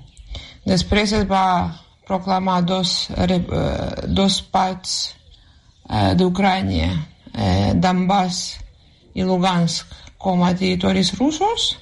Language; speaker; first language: Catalan; non-native, fluent; Russian